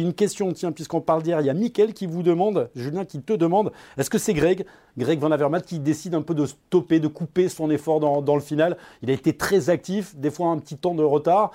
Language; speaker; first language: French; native; French